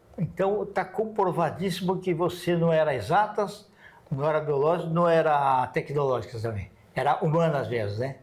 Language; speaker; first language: Portuguese; native; Portuguese